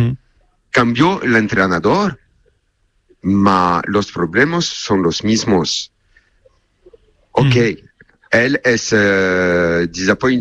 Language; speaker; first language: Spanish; non-native, learner; French